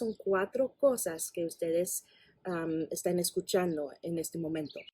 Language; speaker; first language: Spanish; non-native, fluent; English